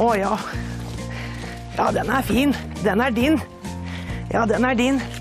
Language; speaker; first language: Norwegian; native; Norwegian